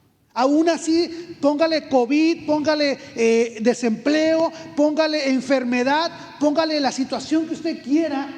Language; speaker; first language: Spanish; native; Spanish